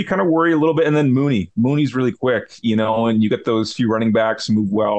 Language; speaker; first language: English; native; English